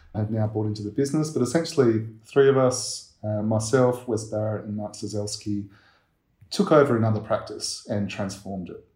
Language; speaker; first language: English; native; English